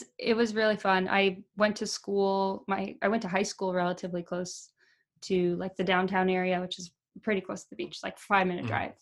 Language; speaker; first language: English; early bilingual, other home language; Portuguese